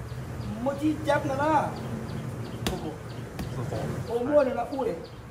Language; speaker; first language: Japanese; non-native, learner; Thai